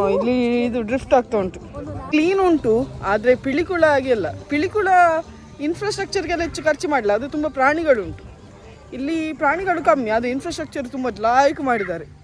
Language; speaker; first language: Kannada; native; Kannada